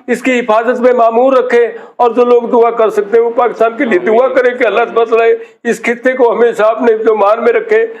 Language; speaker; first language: Urdu; non-native, local second language; Punjabi